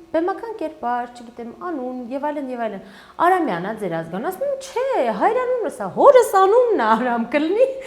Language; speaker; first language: Armenian; early bilingual, heritage; Armenian